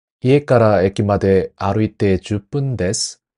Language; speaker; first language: Japanese; non-native, learner; Korean